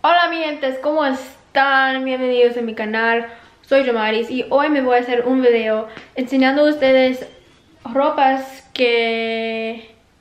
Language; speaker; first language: Spanish; early bilingual, other home language; English